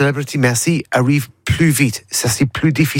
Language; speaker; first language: French; non-native, learner; English